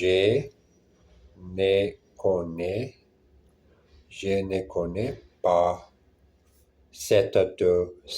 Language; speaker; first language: French; non-native, learner; Portuguese